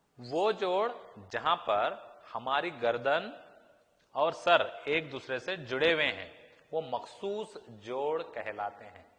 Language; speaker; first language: Urdu; native; Urdu